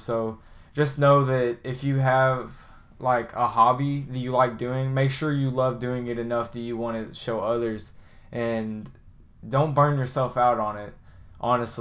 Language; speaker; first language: English; native; English